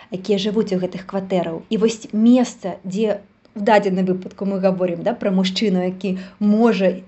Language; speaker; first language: Belarusian; native; Belarusian